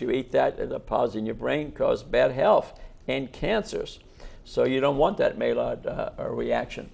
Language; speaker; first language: English; native; English